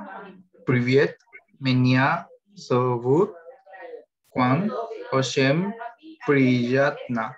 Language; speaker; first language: Russian; non-native, learner; Spanish